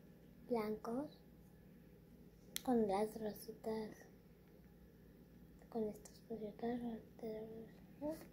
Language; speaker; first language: Spanish; early bilingual, heritage; Spanish